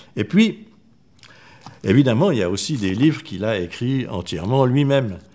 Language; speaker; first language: French; native; French